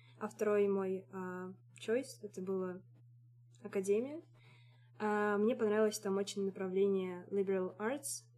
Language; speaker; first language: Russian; native; Russian